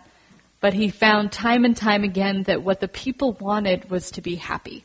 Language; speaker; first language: English; native; English